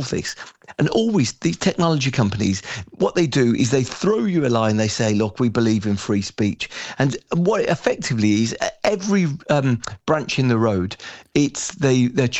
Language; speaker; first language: English; native; English